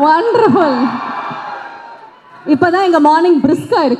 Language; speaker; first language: Tamil; native; Tamil